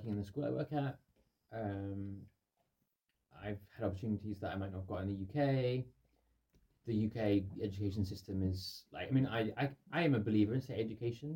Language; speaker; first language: English; native; English